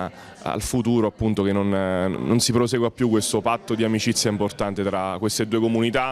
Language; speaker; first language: Italian; native; Italian